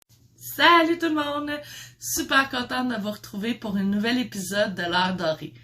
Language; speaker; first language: French; native; French